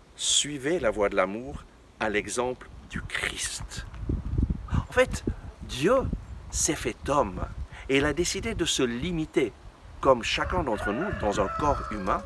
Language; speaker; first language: French; native; French